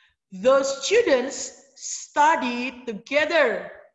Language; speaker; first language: English; non-native, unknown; Indonesian